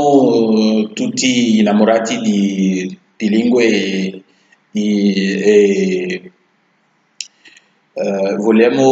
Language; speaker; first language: Italian; non-native, learner; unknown